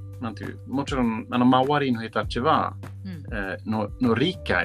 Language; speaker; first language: Japanese; non-native, learner; Swedish